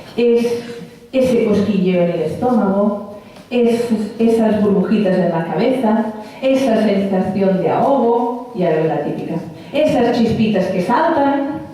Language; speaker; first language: Spanish; non-native, local second language; Catalan